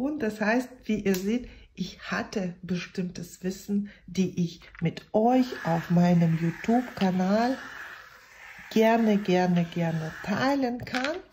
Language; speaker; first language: German; non-native, fluent; Russian